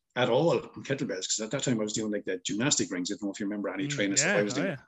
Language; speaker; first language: English; native; English